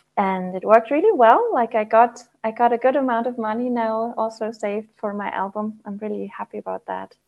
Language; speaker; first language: English; non-native, fluent; German